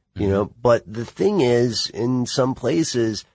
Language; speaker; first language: English; native; English